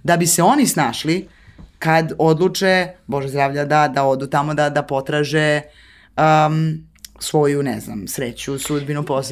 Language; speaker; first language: Serbian; native; Serbian